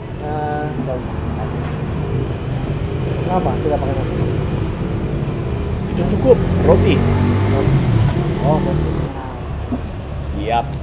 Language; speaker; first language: Indonesian; non-native, learner; English